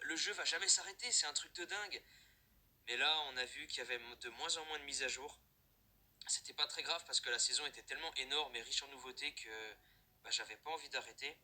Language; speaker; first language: French; native; French